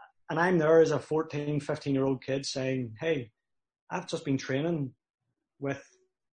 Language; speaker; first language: English; native; English